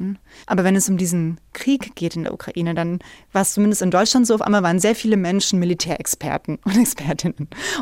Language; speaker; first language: German; native; German